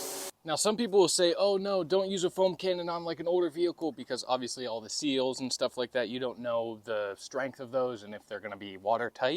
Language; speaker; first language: English; native; English